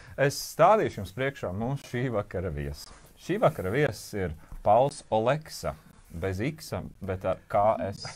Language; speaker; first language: Latvian; native; Latvian